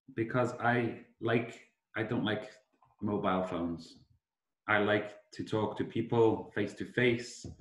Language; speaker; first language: English; native; English